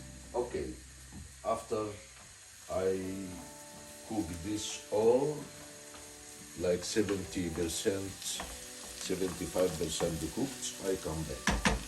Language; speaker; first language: English; non-native, learner; Arabic